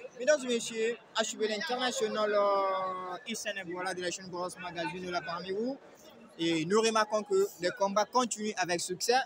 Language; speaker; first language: French; non-native, local second language; Lingala